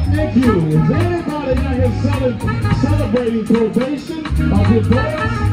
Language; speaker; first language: English; native; English